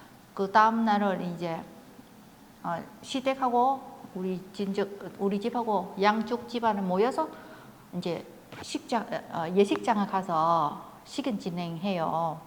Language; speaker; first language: Korean; non-native, fluent; Vietnamese